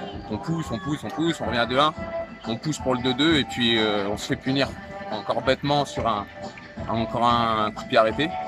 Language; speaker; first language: French; native; French